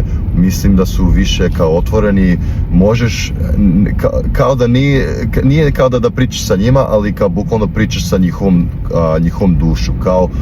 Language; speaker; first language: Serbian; early bilingual, heritage; Serbian